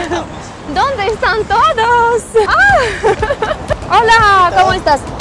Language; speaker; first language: Spanish; non-native, fluent; Russian